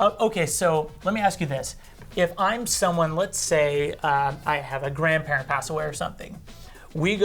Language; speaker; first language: English; native; English